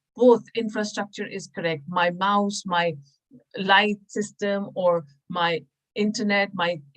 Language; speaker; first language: English; non-native, local second language; Punjabi